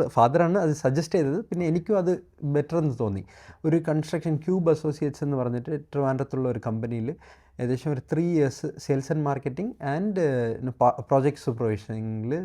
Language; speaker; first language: Malayalam; non-native, local second language; Tamil